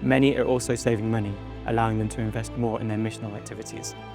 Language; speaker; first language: English; native; English